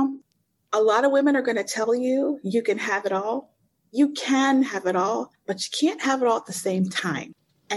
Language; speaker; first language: English; native; English